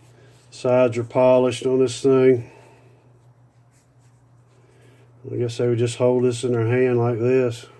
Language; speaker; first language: English; native; English